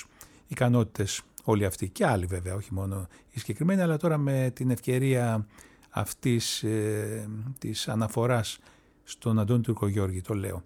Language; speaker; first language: Greek; native; Greek